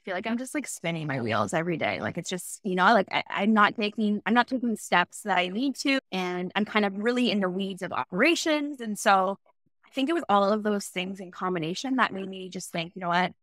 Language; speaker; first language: English; native; English